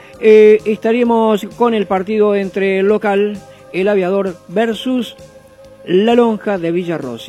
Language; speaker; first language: Spanish; native; Spanish